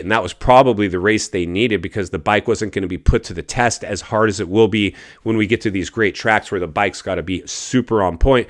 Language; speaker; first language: English; native; English